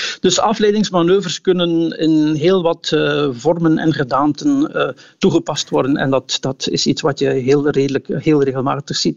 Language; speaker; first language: Dutch; native; Dutch